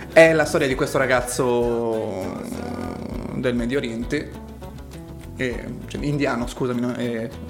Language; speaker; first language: Italian; early bilingual, other home language; Spanish